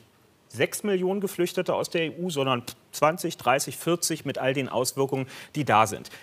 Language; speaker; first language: German; native; German